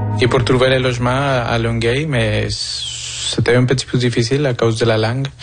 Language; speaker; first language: French; non-native, fluent; Spanish